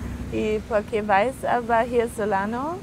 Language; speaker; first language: Spanish; non-native, learner; German